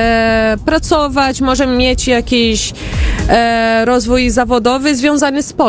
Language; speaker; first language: Polish; early bilingual, heritage; Portuguese